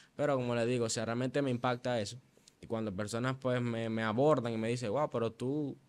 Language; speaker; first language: Spanish; native; Spanish